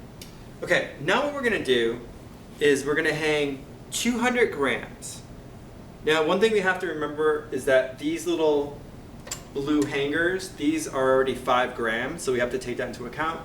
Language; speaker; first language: English; native; English